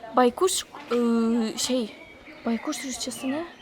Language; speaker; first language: Turkish; non-native, learner; Russian